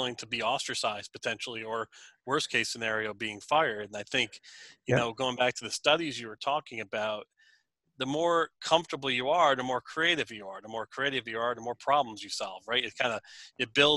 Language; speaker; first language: English; native; English